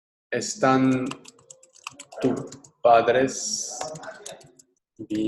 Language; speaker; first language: Spanish; non-native, learner; English